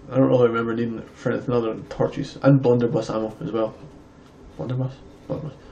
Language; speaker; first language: English; native; English